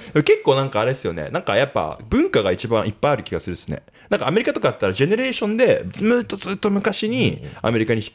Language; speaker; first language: Japanese; native; Japanese